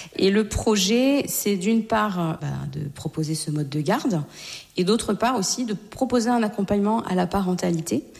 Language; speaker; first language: French; native; French